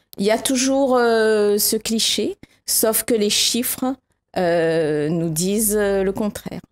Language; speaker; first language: French; native; French